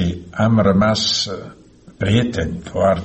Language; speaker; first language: Romanian; non-native, learner; Slovak